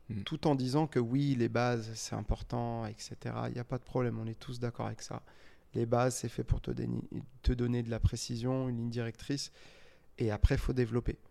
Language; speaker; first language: French; native; French